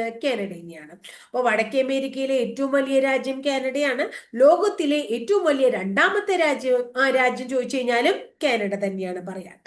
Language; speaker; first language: Malayalam; native; Malayalam